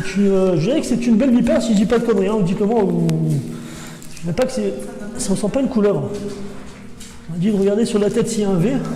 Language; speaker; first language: French; native; French